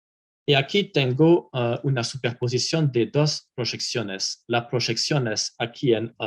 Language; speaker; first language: Spanish; non-native, fluent; French